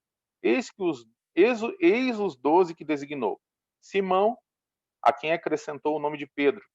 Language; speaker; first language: Portuguese; native; Portuguese